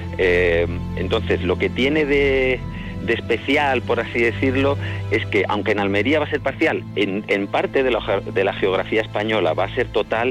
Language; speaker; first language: Spanish; native; Spanish